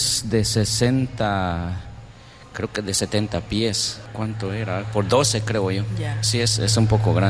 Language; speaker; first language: Spanish; non-native, local second language; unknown